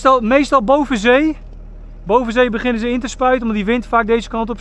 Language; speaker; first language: Dutch; native; Dutch